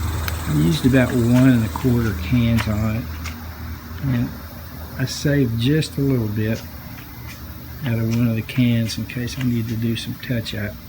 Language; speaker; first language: English; native; English